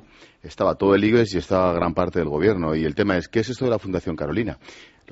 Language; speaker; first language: Spanish; native; Spanish